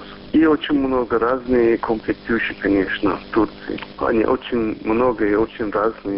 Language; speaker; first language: Russian; non-native, learner; Turkish